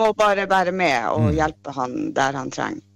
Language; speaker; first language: Norwegian; native; Norwegian